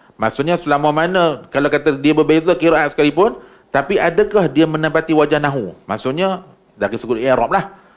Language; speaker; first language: Malay; native; Malay